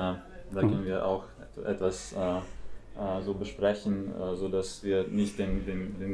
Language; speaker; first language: German; non-native, fluent; Latvian